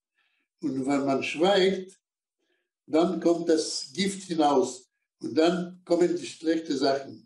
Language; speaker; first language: German; non-native, fluent; Slovak